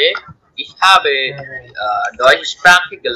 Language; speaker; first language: German; non-native, learner; Bangla